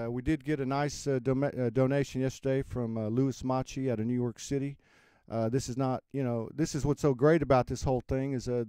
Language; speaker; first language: English; native; English